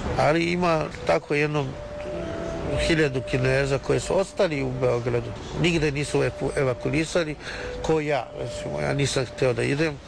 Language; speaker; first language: Serbian; non-native, learner; Chinese